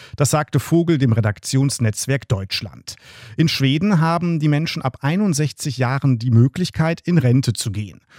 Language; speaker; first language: German; native; German